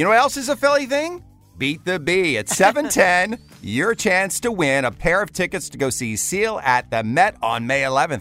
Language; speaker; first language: English; native; English